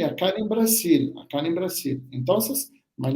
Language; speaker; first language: Spanish; non-native, learner; Portuguese